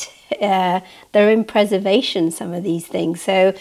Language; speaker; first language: English; native; English